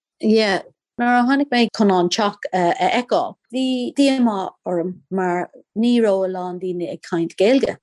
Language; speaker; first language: Irish; non-native, local second language; English